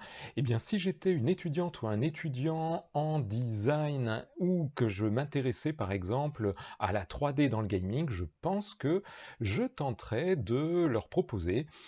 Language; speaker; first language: French; native; French